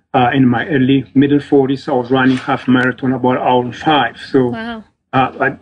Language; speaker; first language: English; non-native, fluent; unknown